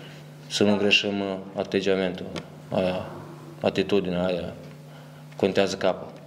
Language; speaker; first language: Romanian; early bilingual, heritage; Romanian